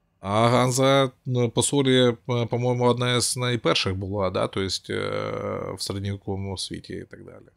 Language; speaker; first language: Ukrainian; non-native, local second language; Russian